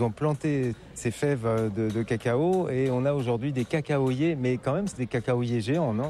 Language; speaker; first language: French; native; French